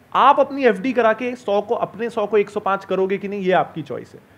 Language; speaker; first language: Hindi; native; Hindi